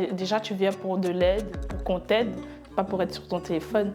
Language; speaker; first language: French; early bilingual, other home language; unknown